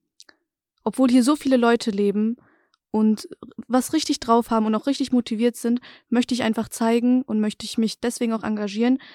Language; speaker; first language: German; native; German